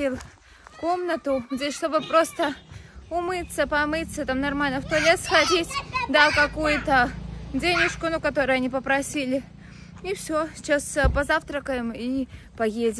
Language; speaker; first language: Russian; native; Russian